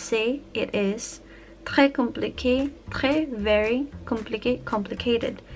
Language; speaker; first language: French; non-native, learner; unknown